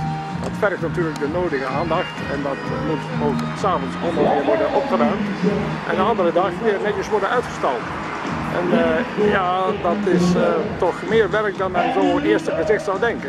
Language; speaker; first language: Dutch; native; Dutch